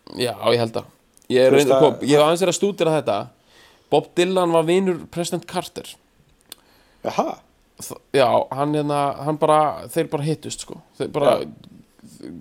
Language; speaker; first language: Icelandic; native; Icelandic